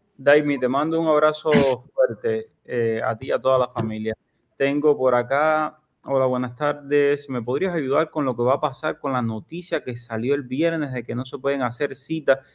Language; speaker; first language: Spanish; native; Spanish